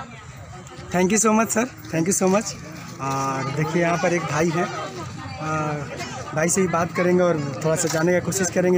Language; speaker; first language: Hindi; non-native, local second language; Odia